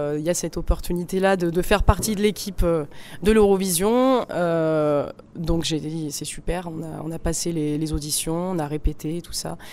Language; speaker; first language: French; native; French